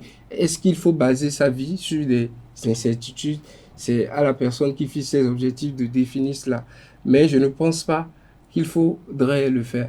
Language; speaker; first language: French; non-native, local second language; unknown